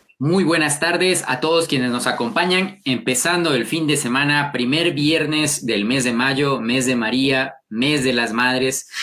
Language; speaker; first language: Spanish; native; Spanish